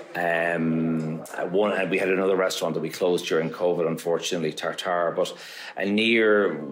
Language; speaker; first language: English; native; English